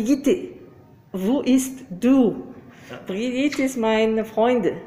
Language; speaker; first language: German; non-native, learner; Portuguese